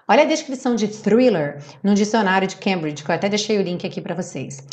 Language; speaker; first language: Portuguese; native; Portuguese